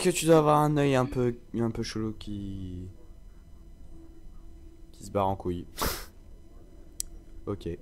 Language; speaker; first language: French; native; French